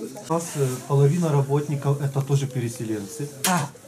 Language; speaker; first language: Russian; native; Russian